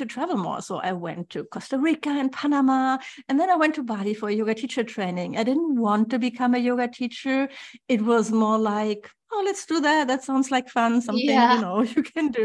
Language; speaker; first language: English; non-native, fluent; German